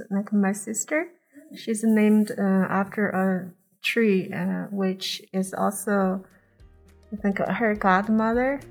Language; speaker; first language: English; non-native, fluent; Chinese